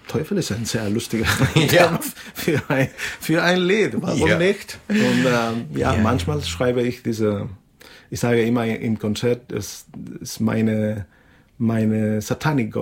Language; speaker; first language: German; non-native, fluent; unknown